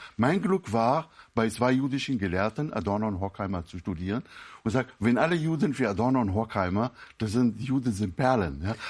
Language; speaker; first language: German; non-native, fluent; Arabic